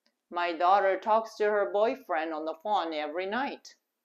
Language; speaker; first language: English; non-native, fluent; Japanese